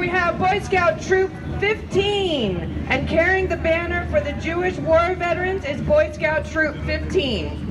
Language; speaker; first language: English; native; English